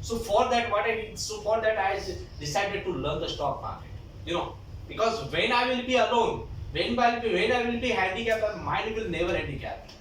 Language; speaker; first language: English; non-native, local second language; Marathi